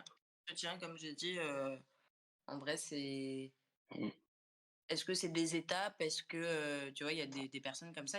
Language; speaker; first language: French; non-native, local second language; Comorian